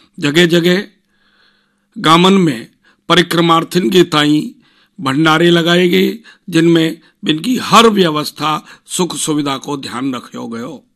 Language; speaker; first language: Hindi; native; Hindi